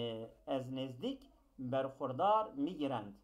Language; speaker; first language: Persian; non-native, fluent; Kurdish